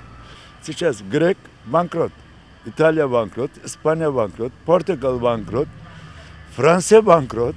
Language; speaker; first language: Russian; non-native, learner; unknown